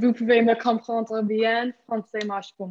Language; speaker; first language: French; non-native, fluent; English